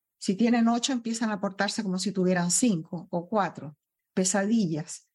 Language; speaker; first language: Spanish; native; Spanish